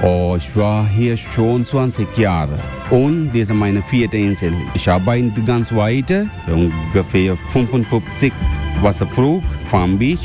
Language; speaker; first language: German; non-native, learner; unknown